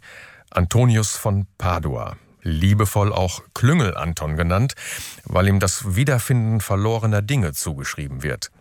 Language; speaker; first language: German; native; German